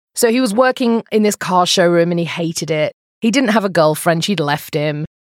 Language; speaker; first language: English; native; English